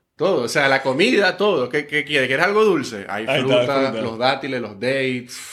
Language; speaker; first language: Spanish; native; Spanish